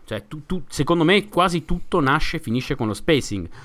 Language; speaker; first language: Italian; native; Italian